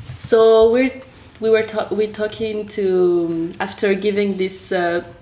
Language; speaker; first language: English; non-native, fluent; French